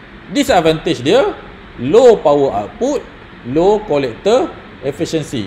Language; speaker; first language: English; non-native, local second language; Malay